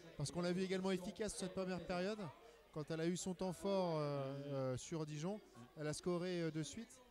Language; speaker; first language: French; native; French